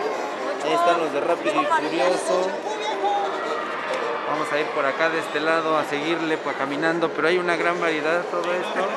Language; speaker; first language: Spanish; native; Spanish